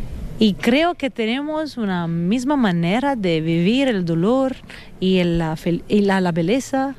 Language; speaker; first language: Spanish; non-native, fluent; Italian